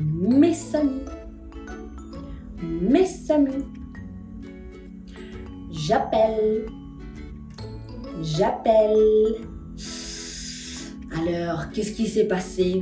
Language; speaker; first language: French; non-native, fluent; Spanish